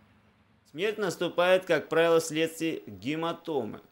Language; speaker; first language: Russian; native; Russian